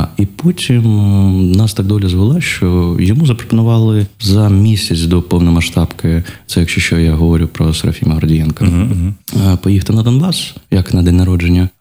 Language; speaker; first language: Ukrainian; non-native, local second language; Russian